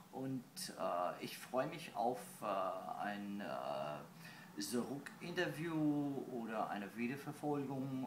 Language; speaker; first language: German; non-native, fluent; English